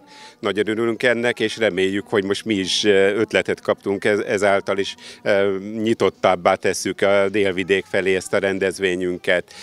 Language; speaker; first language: Hungarian; native; Hungarian